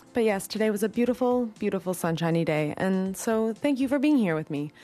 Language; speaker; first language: English; native; English